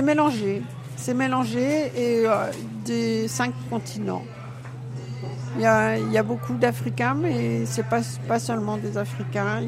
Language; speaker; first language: French; native; French